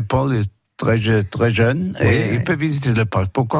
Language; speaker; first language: French; non-native, fluent; German